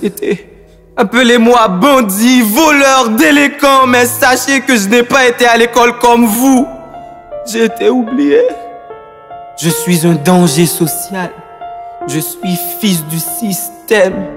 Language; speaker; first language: French; non-native, local second language; Haitian Creole